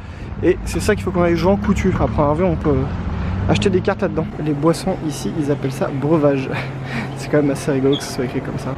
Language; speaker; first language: French; native; French